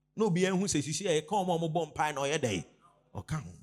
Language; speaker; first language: English; non-native, local second language; Akan